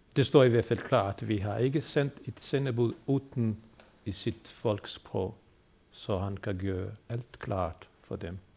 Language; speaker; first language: Danish; native; Danish